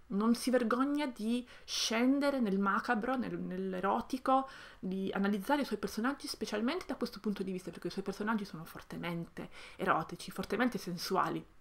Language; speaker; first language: Italian; native; Italian